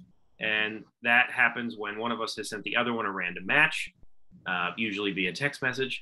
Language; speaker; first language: English; native; English